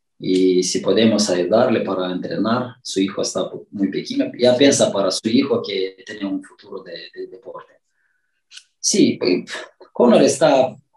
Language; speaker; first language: Spanish; non-native, learner; Romanian